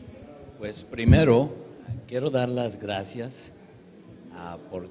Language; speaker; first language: Spanish; early bilingual, heritage; English